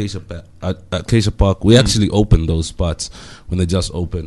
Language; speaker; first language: English; non-native, local second language; Bemba